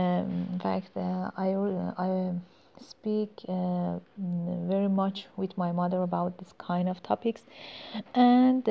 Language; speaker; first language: English; non-native, learner; Persian